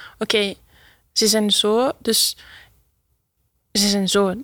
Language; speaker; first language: Dutch; non-native, learner; Italian